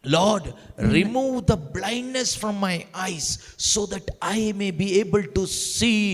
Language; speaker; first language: English; non-native, local second language; Kannada